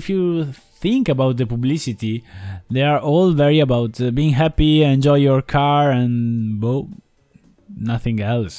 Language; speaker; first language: English; non-native, fluent; Italian